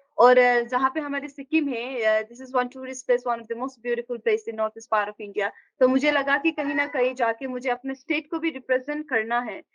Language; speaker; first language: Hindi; non-native, local second language; Nepali